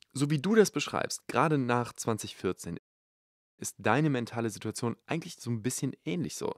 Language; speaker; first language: German; native; German